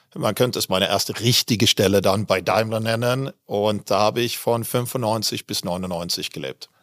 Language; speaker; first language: German; non-native, fluent; Swedish